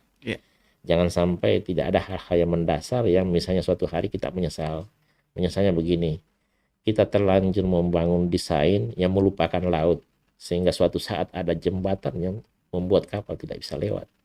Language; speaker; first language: Indonesian; native; Indonesian